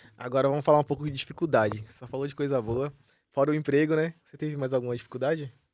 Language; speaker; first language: Portuguese; native; Portuguese